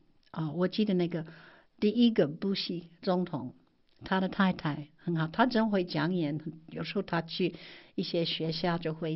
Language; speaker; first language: Chinese; non-native, fluent; English